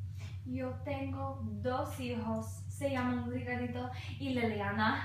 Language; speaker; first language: Spanish; non-native, learner; English